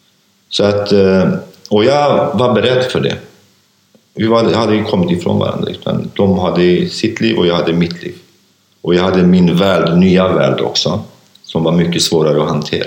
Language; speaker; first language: Swedish; non-native, fluent; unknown